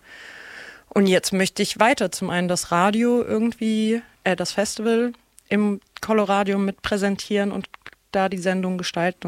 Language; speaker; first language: German; native; German